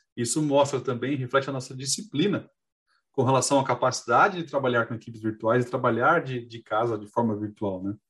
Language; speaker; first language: Portuguese; native; Portuguese